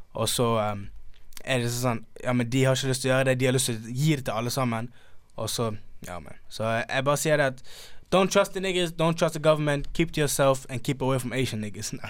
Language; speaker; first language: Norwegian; early bilingual, other home language; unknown